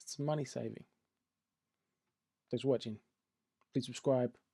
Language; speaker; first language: English; native; English